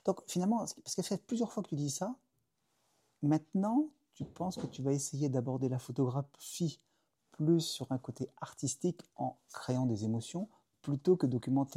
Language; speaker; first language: French; native; French